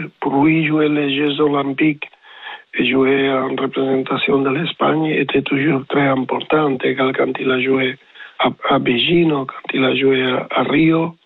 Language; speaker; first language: French; non-native, learner; Spanish